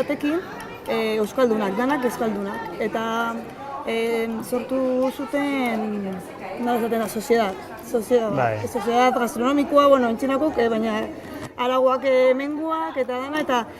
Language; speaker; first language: Basque; non-native, learner; Spanish